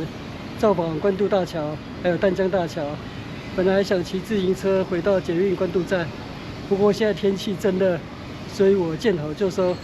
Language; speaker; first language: Chinese; native; Chinese